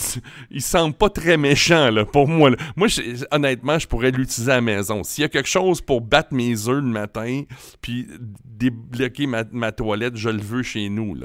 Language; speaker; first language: French; native; French